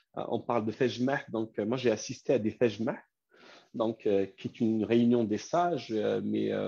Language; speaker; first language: French; non-native, local second language; Kabyle